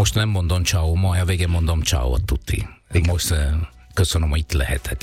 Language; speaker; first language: Hungarian; non-native, learner; Italian